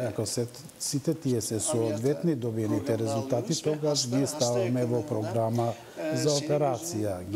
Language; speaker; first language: Macedonian; non-native, local second language; Turkish